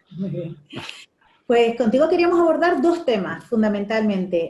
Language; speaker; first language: Spanish; native; Spanish